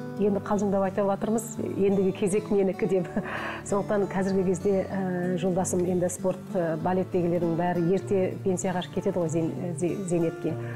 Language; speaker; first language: Kazakh; early bilingual, heritage; Kazakh